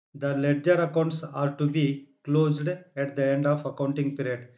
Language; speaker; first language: English; non-native, local second language; Kannada